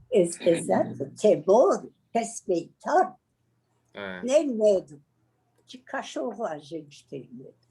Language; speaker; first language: Portuguese; non-native, learner; Persian